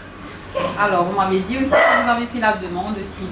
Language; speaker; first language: French; non-native, local second language; Morisyen